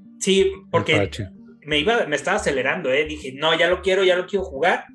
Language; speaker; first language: Spanish; native; Spanish